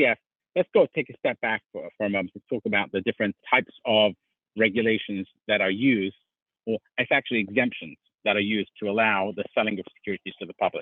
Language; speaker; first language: English; native; English